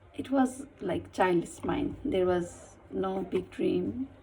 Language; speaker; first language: English; non-native, learner; Nepali